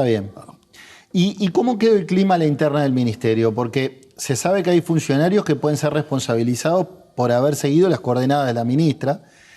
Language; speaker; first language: Spanish; native; Spanish